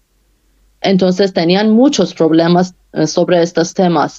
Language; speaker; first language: Spanish; non-native, fluent; Persian